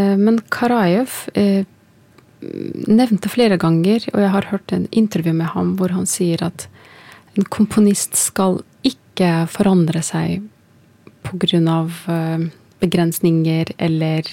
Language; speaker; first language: Norwegian; non-native, fluent; Azerbaijani